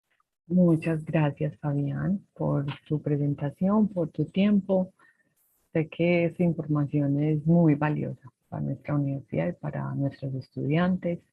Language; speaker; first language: Spanish; native; Spanish